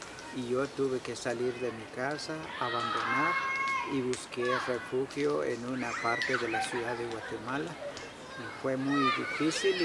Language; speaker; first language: Spanish; non-native, local second language; Kʼicheʼ